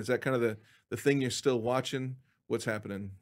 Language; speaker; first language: English; native; English